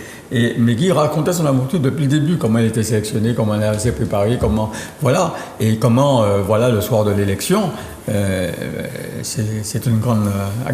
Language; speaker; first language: French; native; French